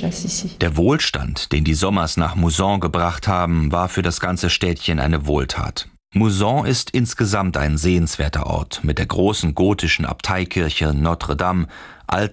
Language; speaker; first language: German; native; German